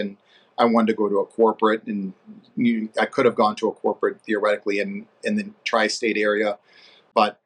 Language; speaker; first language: English; native; English